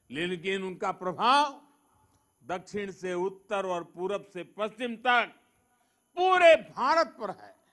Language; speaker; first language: Hindi; non-native, local second language; Gujarati